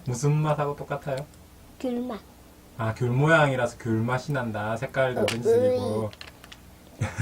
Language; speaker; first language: Korean; native; Korean